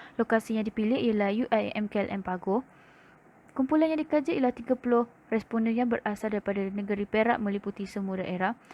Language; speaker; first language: Malay; native; Malay